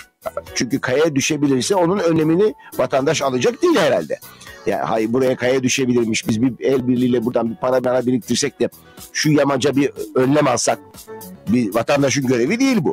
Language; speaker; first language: Turkish; native; Turkish